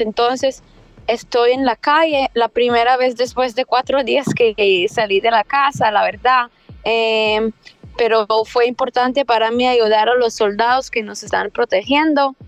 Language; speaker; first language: Spanish; early bilingual, other home language; Hebrew